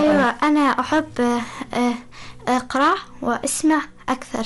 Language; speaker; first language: Arabic; non-native, learner; Persian